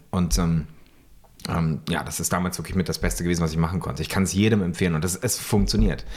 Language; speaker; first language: German; native; German